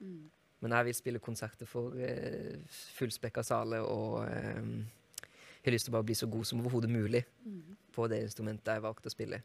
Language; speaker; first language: Norwegian; native; Norwegian